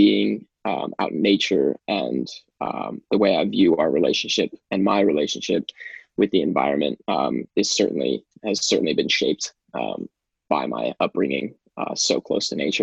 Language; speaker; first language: English; native; English